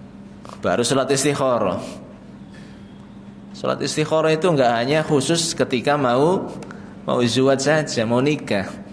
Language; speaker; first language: Indonesian; native; Indonesian